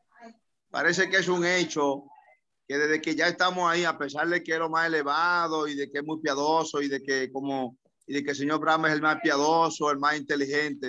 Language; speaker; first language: Spanish; native; Spanish